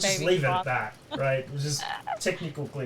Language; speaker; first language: English; native; English